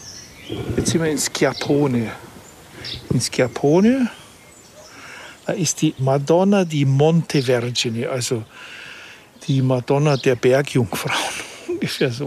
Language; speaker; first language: German; native; German